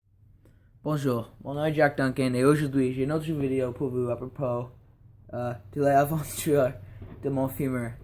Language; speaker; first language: French; non-native, learner; English